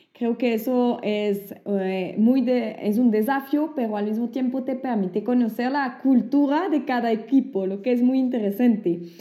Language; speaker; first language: Spanish; non-native, fluent; French